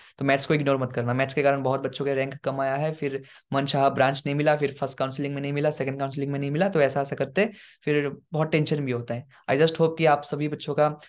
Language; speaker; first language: Hindi; non-native, local second language; Assamese